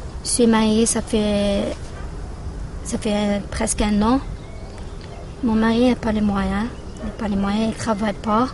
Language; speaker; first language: French; non-native, local second language; Arabic